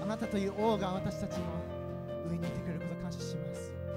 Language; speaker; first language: Japanese; native; Japanese